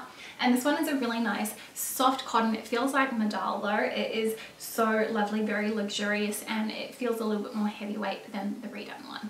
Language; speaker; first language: English; native; English